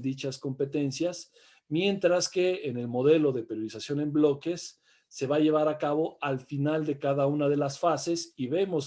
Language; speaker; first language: Spanish; native; Spanish